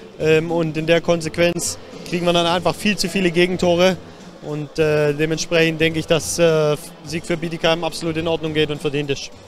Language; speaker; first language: German; native; German